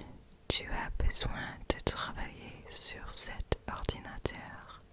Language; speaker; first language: French; non-native, learner; English